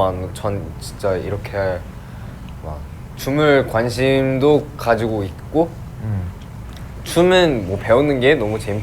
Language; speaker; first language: Korean; early bilingual, heritage; English